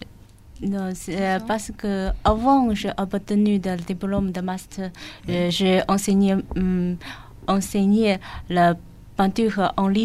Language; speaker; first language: French; non-native, learner; Chinese